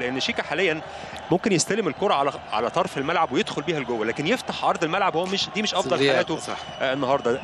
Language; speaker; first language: Arabic; native; Arabic